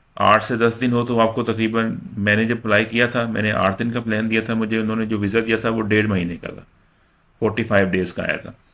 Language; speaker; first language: Urdu; non-native, local second language; Punjabi